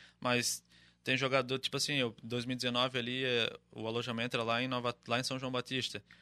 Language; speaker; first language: Portuguese; native; Portuguese